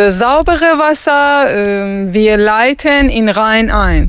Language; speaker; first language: German; non-native, fluent; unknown